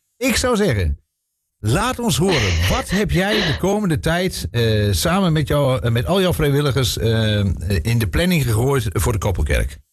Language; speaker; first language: Dutch; native; Dutch